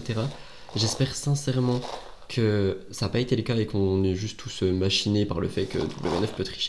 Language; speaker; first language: French; native; French